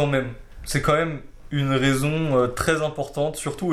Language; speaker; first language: French; native; French